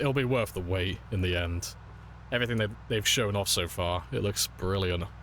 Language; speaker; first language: English; native; English